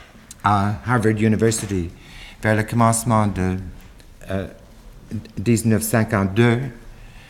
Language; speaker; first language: French; non-native, fluent; English